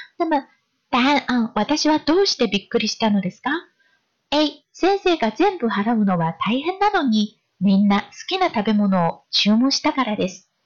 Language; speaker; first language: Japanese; non-native, fluent; Chinese